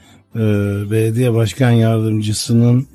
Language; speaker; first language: Turkish; native; Turkish